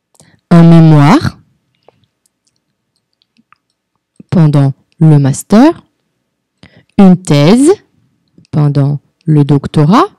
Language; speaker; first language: French; non-native, fluent; Portuguese